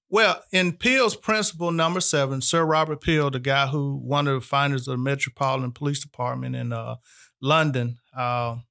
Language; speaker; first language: English; native; English